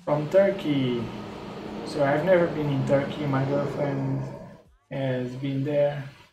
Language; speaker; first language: English; non-native, fluent; Portuguese